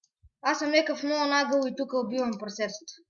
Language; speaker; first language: Bulgarian; native; Bulgarian